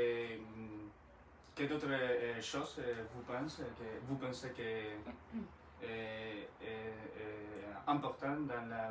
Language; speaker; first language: French; non-native, learner; Spanish